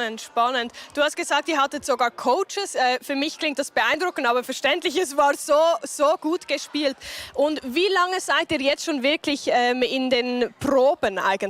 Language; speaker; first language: German; native; German